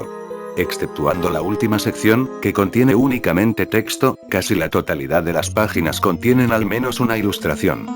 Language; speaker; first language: Spanish; native; Spanish